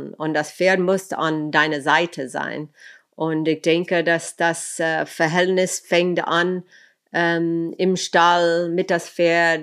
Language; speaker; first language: German; non-native, fluent; English